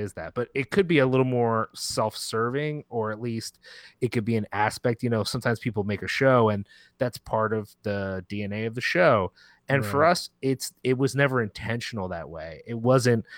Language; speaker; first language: English; early bilingual, other home language; Spanish